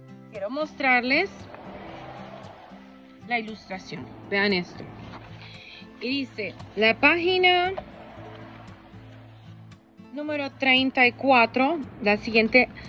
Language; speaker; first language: Spanish; early bilingual, heritage; Spanish